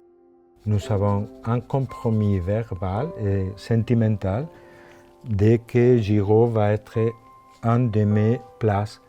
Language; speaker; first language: French; non-native, fluent; Spanish